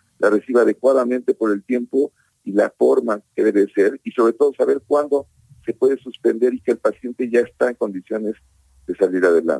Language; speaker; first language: Spanish; native; Spanish